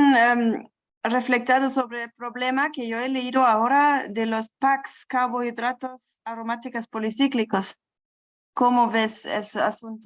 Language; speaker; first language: Spanish; non-native, fluent; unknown